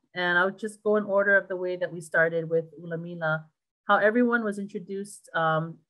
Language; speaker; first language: English; native; English